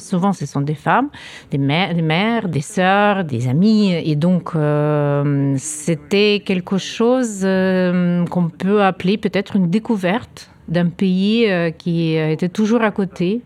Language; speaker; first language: French; non-native, fluent; Ukrainian